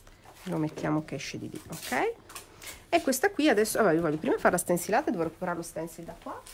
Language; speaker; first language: Italian; native; Italian